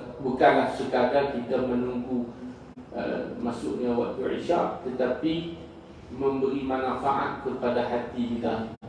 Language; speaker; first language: Malay; native; Malay